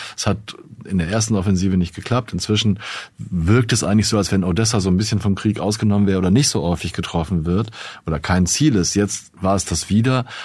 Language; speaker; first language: German; non-native, fluent; Ukrainian